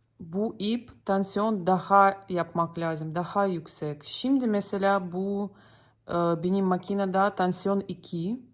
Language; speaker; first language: Turkish; non-native, learner; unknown